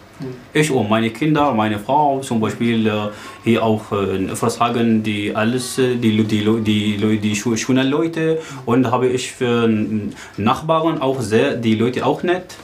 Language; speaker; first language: German; non-native, learner; Arabic